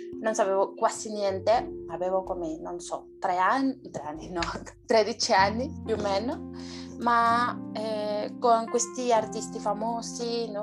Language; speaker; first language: Italian; non-native, learner; Spanish